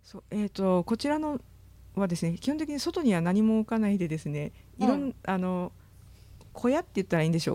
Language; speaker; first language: Japanese; native; Japanese